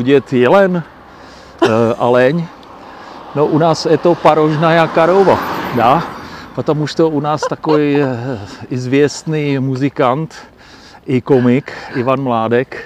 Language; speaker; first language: Russian; non-native, learner; Czech